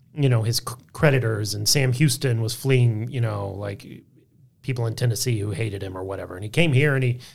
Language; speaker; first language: English; native; English